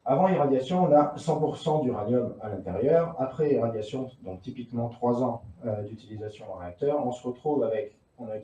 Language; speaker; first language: French; native; French